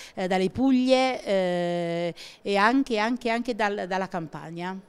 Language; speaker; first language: Italian; native; Italian